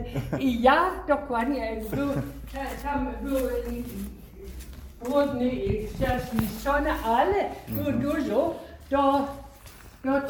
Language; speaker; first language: Polish; non-native, learner; German